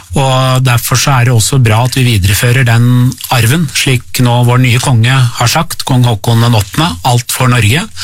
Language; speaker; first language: Norwegian; early bilingual, other home language; Persian